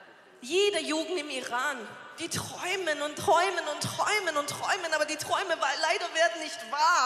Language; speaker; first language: German; non-native, fluent; Persian